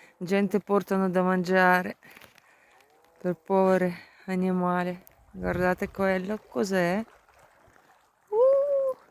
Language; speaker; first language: Italian; non-native, learner; Ukrainian